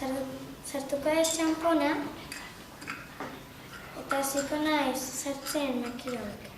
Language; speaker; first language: Basque; non-native, learner; Spanish